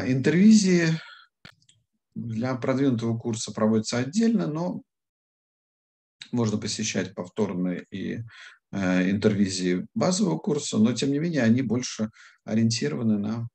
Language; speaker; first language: Russian; native; Russian